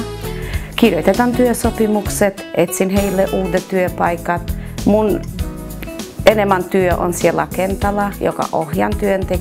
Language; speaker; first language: Finnish; non-native, fluent; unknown